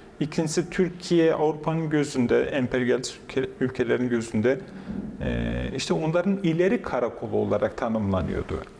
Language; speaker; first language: Turkish; non-native, local second language; Kurdish